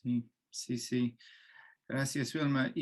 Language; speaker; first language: Spanish; non-native, fluent; English